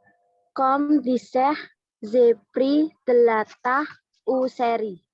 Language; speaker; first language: French; non-native, learner; Indonesian